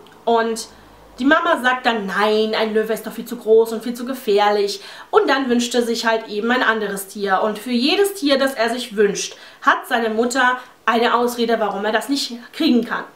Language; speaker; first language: German; native; German